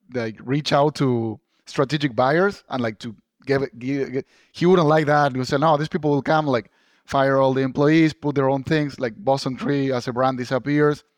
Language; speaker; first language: English; non-native, fluent; Spanish